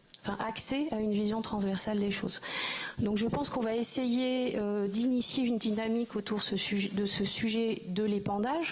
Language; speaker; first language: French; native; French